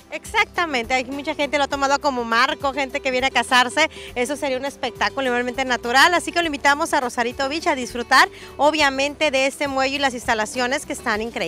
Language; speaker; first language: Spanish; native; Spanish